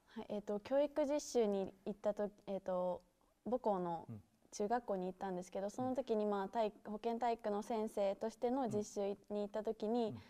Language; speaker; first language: Japanese; native; Japanese